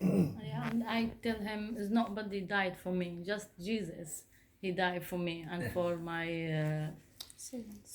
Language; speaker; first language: English; non-native, learner; Arabic